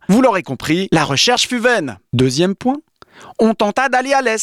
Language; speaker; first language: French; native; French